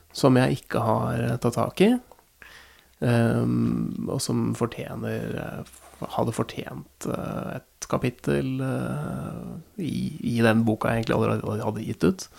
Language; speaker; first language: Norwegian; native; Norwegian